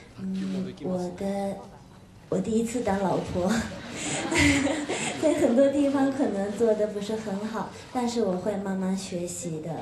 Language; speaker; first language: Chinese; non-native, fluent; Japanese